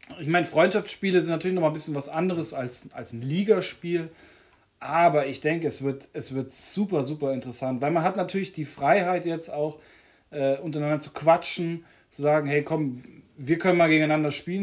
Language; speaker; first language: German; native; German